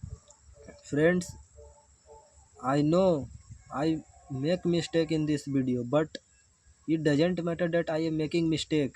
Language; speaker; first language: English; non-native, learner; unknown